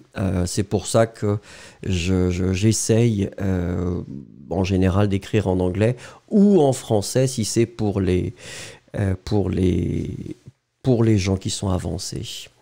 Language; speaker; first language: French; native; French